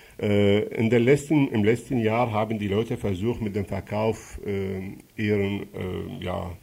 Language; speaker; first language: German; non-native, fluent; Arabic